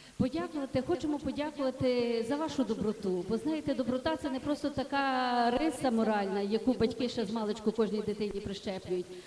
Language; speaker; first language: Ukrainian; native; Ukrainian